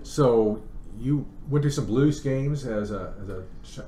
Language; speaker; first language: English; native; English